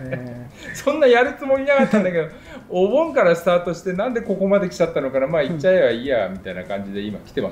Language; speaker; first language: Japanese; native; Japanese